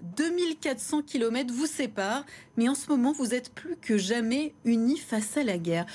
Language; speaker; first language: French; native; French